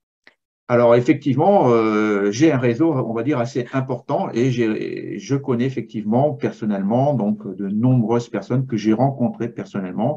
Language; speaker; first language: French; native; French